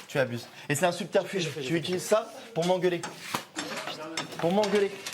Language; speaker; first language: French; native; French